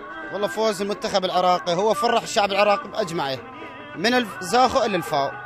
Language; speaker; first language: Arabic; native; Arabic